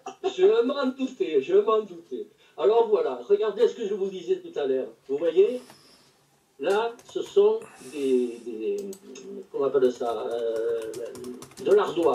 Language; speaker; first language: French; native; French